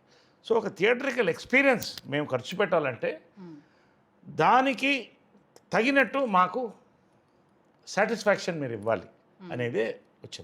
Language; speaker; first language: Telugu; native; Telugu